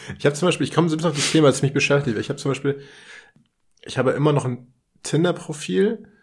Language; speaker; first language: German; native; German